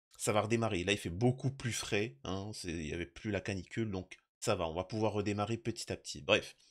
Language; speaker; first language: French; native; French